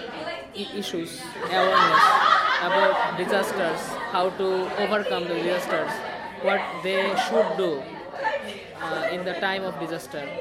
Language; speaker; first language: English; non-native, learner; Bangla